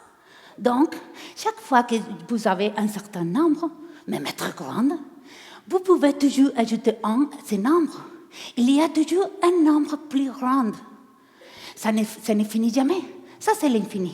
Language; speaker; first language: French; non-native, learner; Spanish